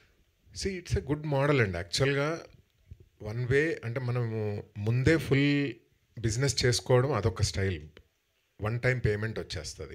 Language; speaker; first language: Telugu; native; Telugu